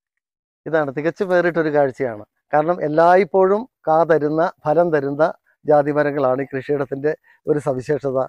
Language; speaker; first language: Malayalam; native; Malayalam